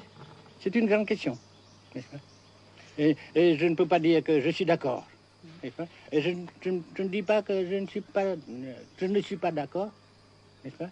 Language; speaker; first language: French; non-native, local second language; Vietnamese